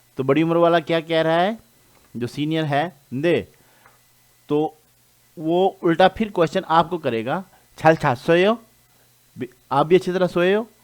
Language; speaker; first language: Urdu; non-native, local second language; Punjabi